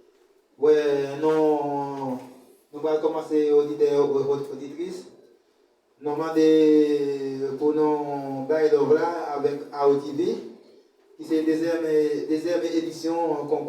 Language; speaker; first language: French; non-native, learner; Haitian Creole